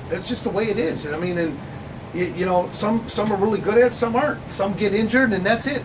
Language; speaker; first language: English; native; English